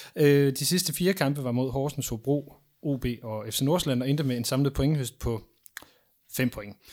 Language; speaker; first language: Danish; native; Danish